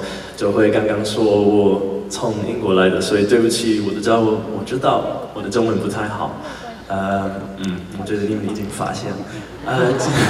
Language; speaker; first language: Chinese; non-native, fluent; English